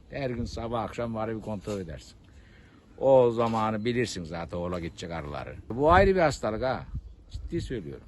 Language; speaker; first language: Turkish; native; Turkish